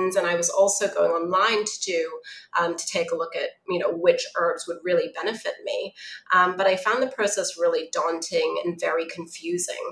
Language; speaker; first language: English; non-native, local second language; Cantonese